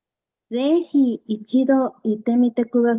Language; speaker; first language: Japanese; non-native, learner; Spanish